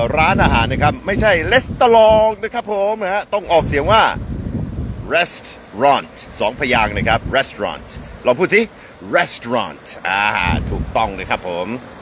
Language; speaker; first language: Thai; non-native, fluent; English